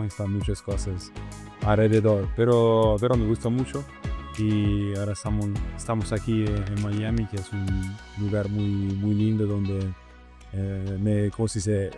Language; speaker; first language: Spanish; non-native, learner; Italian